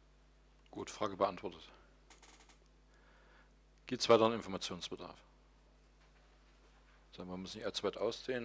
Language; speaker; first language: German; native; German